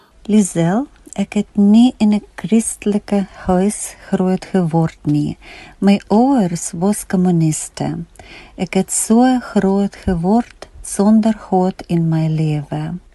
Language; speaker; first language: Afrikaans; non-native, learner; Russian